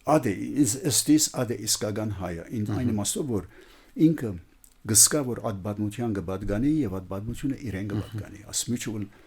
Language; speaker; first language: Armenian; early bilingual, heritage; Armenian